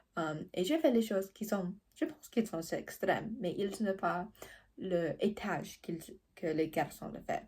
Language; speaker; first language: French; non-native, learner; English